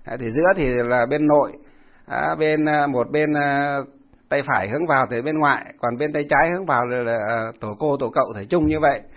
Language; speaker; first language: Vietnamese; non-native, local second language; Muong